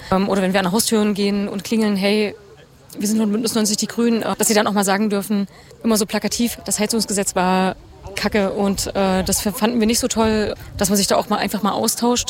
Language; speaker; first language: German; native; German